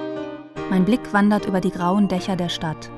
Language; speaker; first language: German; native; German